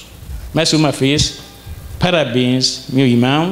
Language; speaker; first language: Portuguese; non-native, fluent; Arabic